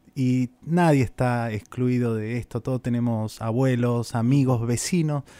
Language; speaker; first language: Spanish; native; Spanish